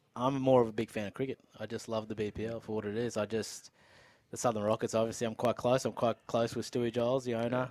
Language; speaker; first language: English; non-native, local second language; Urdu